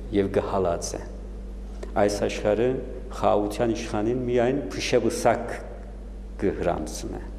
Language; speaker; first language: Armenian; native; Armenian